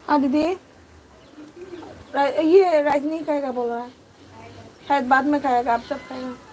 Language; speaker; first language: Hindi; non-native, learner; Bangla